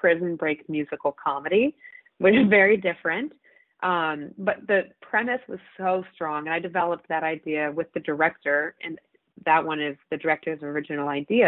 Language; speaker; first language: English; native; English